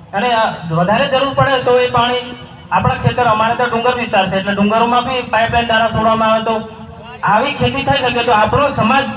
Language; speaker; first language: Gujarati; non-native, local second language; Rathawi